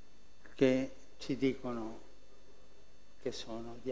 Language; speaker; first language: Italian; early bilingual, heritage; Spanish